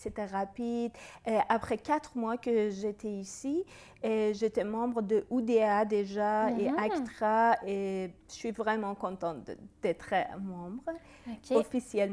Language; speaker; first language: French; non-native, fluent; Persian